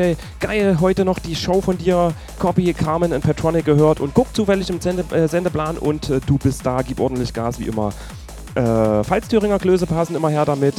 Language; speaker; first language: German; native; German